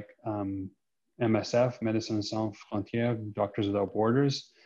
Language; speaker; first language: English; native; English